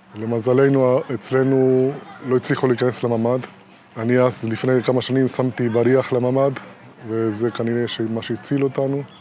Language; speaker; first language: Hebrew; non-native, fluent; Spanish